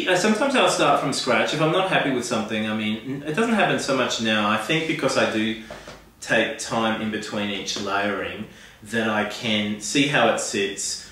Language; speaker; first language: English; native; English